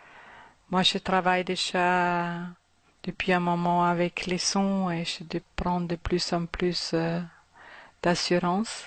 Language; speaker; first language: French; non-native, fluent; German